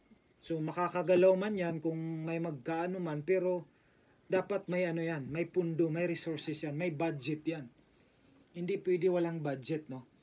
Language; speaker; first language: Filipino; native; Filipino